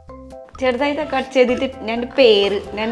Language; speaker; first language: Malayalam; non-native, learner; Nepali